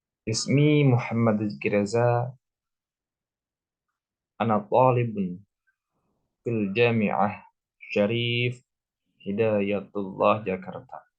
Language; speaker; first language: Arabic; non-native, learner; Indonesian